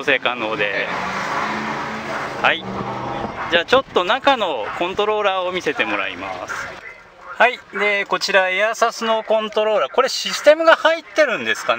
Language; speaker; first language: Japanese; native; Japanese